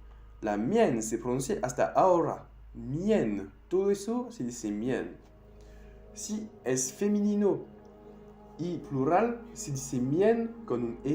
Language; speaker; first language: Spanish; non-native, fluent; French